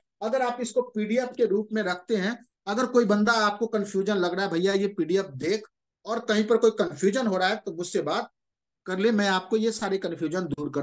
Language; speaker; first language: Hindi; native; Hindi